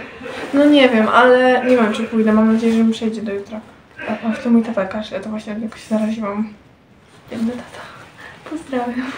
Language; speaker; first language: Polish; native; Polish